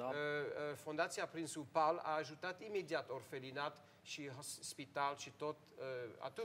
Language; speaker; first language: Romanian; non-native, learner; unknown